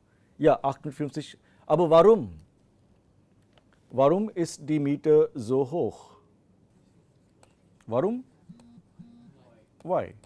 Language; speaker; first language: German; non-native, fluent; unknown